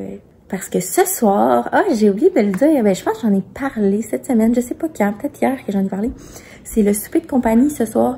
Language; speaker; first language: French; native; French